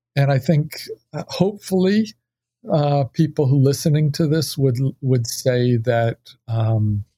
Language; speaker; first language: English; native; English